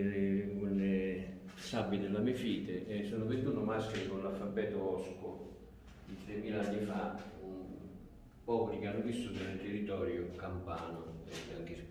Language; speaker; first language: Italian; native; Italian